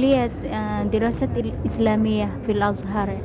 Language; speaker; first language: Arabic; non-native, learner; Indonesian